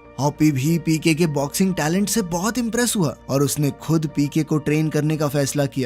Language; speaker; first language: Hindi; native; Hindi